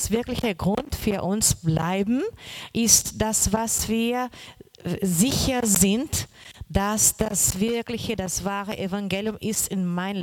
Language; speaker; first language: German; non-native, learner; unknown